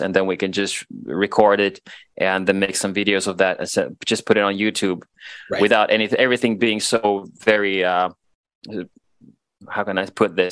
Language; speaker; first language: English; non-native, fluent; Swedish